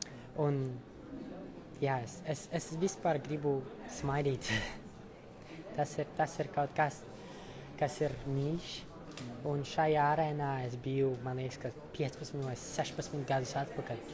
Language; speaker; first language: Latvian; non-native, local second language; Russian